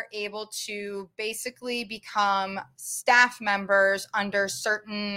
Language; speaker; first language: English; native; English